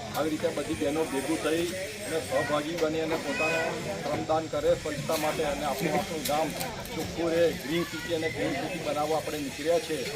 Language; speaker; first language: Gujarati; native; Gujarati